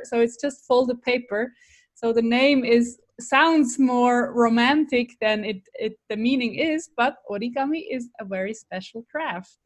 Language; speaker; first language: English; non-native, fluent; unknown